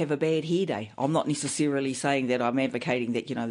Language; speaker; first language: English; native; English